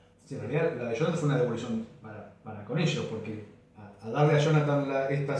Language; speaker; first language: Spanish; native; Spanish